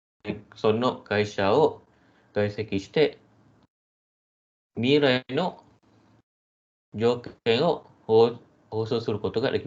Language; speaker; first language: Japanese; non-native, fluent; Malay